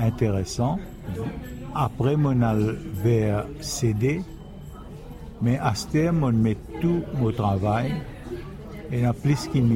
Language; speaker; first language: French; non-native, local second language; Morisyen